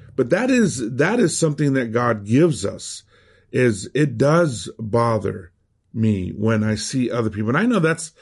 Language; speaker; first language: English; early bilingual, other home language; Spanish